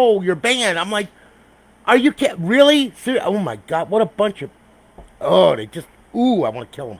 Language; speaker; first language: English; native; English